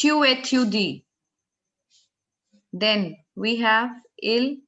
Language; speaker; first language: French; non-native, fluent; Hindi